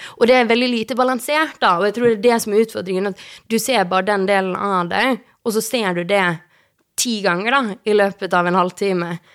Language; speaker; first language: Norwegian; native; Norwegian